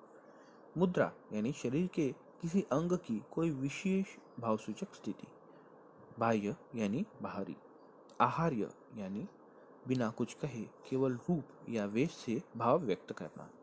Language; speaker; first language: Hindi; non-native, local second language; Marathi